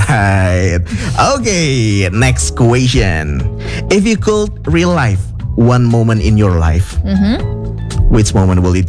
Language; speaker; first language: English; non-native, learner; Indonesian